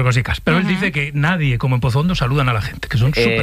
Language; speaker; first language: Spanish; native; Spanish